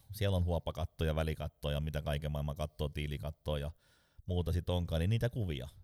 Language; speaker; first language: Finnish; native; Finnish